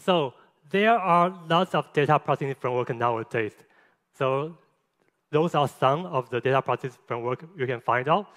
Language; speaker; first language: English; non-native, fluent; Chinese